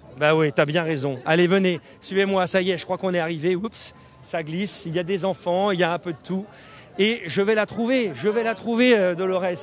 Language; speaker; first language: French; native; French